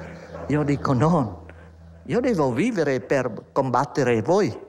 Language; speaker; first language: Italian; non-native, fluent; Vietnamese